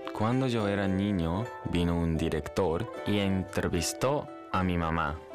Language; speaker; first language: Spanish; early bilingual, heritage; Japanese